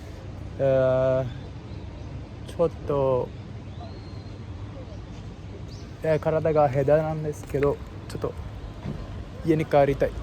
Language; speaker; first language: Japanese; non-native, learner; Sinhala